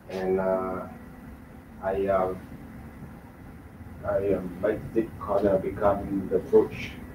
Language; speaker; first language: English; non-native, learner; Vietnamese